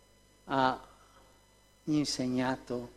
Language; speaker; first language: Italian; non-native, fluent; Spanish